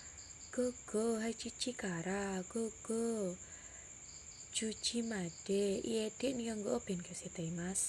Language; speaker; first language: Japanese; non-native, learner; Indonesian